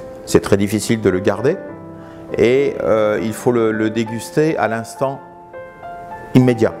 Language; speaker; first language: French; non-native, fluent; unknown